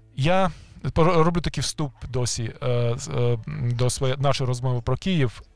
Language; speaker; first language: Ukrainian; native; Ukrainian